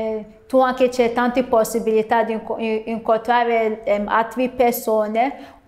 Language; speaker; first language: Italian; non-native, learner; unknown